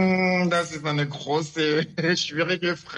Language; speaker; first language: German; non-native, learner; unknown